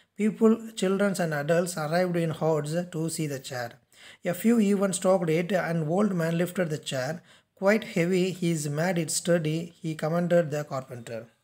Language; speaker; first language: English; non-native, local second language; Tamil